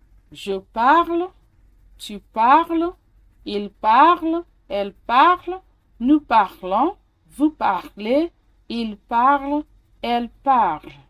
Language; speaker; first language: French; non-native, fluent; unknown